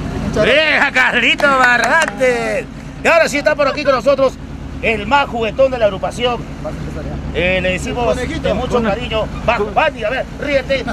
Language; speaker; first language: Spanish; native; Spanish